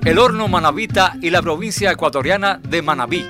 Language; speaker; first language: Spanish; native; Spanish